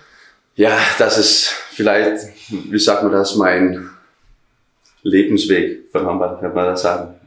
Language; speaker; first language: German; non-native, learner; Danish